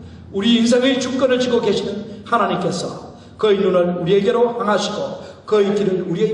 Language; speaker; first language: Korean; native; Korean